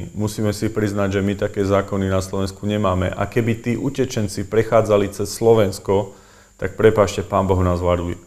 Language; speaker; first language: Slovak; native; Slovak